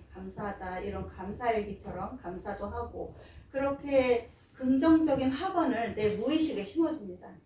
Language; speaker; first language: Korean; native; Korean